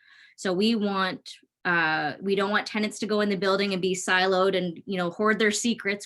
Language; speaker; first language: English; native; English